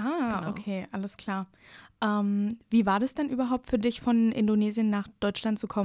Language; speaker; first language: German; native; German